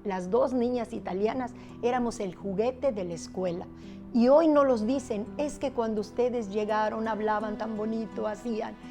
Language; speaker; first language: Spanish; early bilingual, other home language; Italian